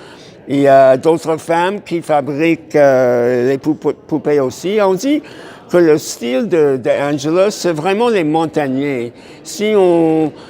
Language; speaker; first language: French; non-native, fluent; English